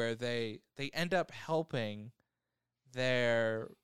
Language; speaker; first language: English; native; English